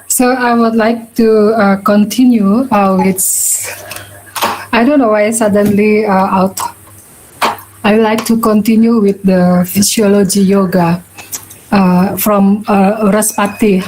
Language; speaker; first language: English; non-native, learner; Balinese